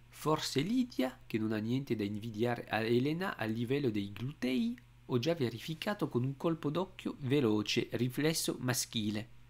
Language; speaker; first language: Italian; non-native, fluent; French